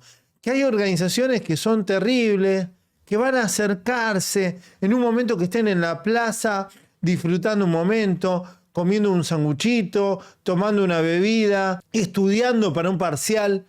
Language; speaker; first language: Spanish; native; Spanish